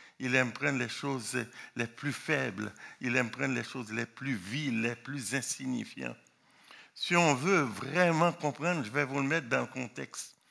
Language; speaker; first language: French; non-native, local second language; Haitian Creole